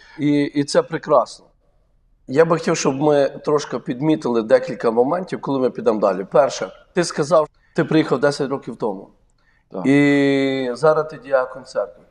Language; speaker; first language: Ukrainian; native; Ukrainian